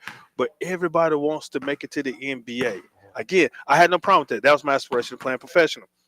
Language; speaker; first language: English; native; English